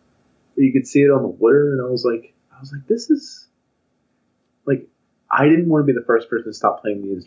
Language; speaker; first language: English; native; English